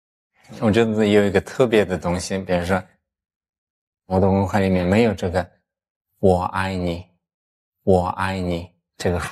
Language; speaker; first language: Chinese; non-native, fluent; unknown